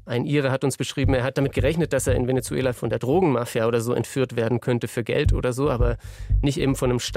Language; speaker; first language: German; native; German